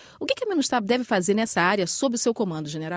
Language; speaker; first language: Portuguese; native; Portuguese